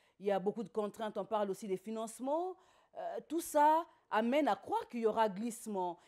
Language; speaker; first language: French; non-native, local second language; Lingala